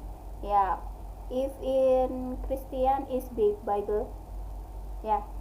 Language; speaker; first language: English; non-native, learner; Indonesian